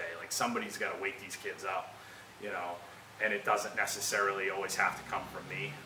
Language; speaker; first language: English; native; English